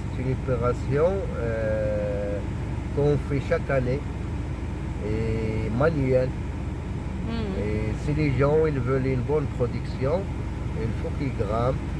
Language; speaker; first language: French; non-native, local second language; Arabic